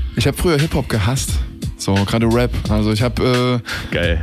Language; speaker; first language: German; native; German